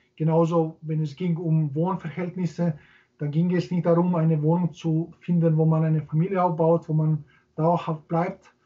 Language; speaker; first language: German; non-native, fluent; Serbian